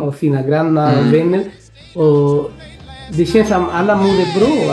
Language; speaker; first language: Swedish; non-native, fluent; Spanish